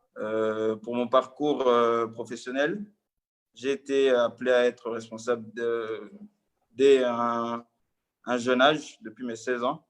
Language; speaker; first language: French; non-native, local second language; Lingala